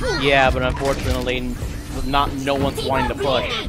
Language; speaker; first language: English; native; English